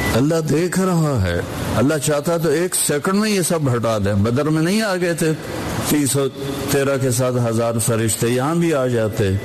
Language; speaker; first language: Urdu; non-native, local second language; Punjabi